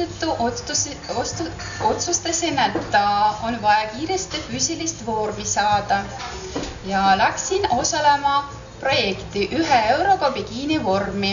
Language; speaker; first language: Estonian; non-native, local second language; Russian